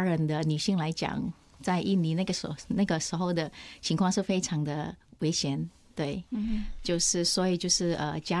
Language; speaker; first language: Chinese; non-native, fluent; Hakka Chinese